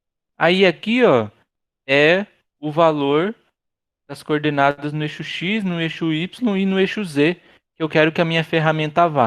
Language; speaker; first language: Portuguese; native; Portuguese